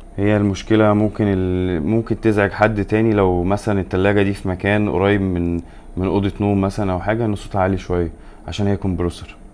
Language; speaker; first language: Arabic; native; Arabic